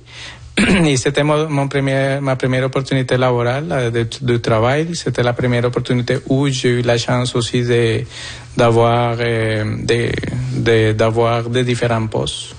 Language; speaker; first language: French; non-native, fluent; Spanish